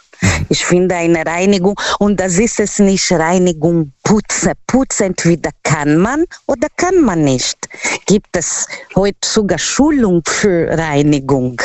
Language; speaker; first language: German; non-native, learner; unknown